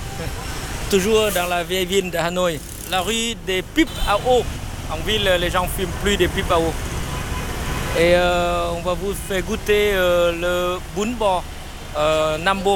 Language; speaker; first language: French; non-native, fluent; Vietnamese